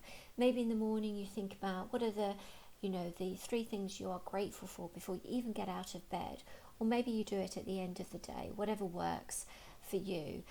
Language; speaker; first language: English; native; English